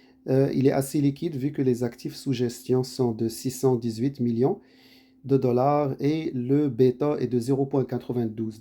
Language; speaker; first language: French; native; French